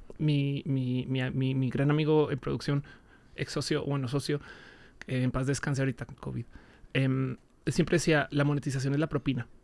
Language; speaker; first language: Spanish; native; Spanish